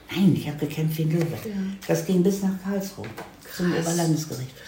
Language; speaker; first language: German; native; German